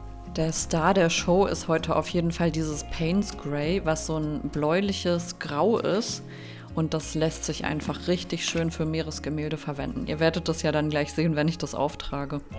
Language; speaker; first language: German; native; German